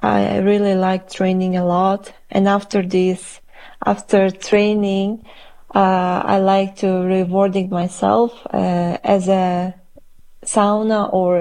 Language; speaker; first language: English; non-native, fluent; Uzbek